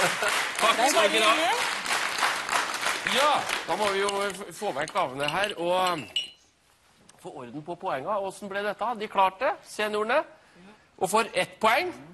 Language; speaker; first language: Norwegian; native; Norwegian